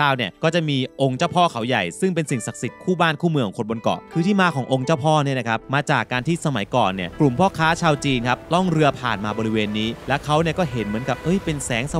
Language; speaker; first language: Thai; native; Thai